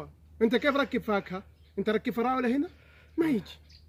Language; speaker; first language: Arabic; non-native, learner; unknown